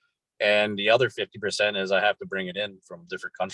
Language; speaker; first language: English; native; English